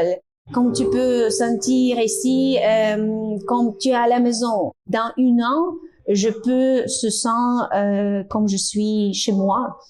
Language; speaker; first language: French; non-native, learner; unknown